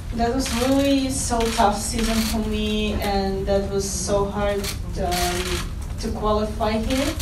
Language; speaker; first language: English; non-native, fluent; Russian